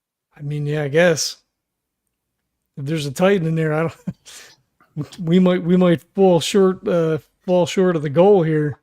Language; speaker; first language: English; native; English